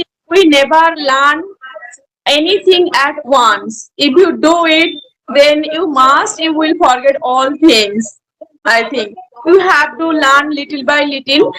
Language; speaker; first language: English; non-native, learner; Bangla